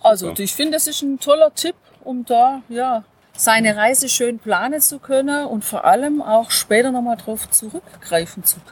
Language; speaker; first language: German; native; German